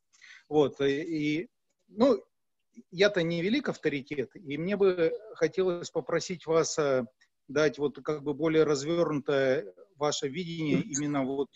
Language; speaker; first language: Russian; native; Russian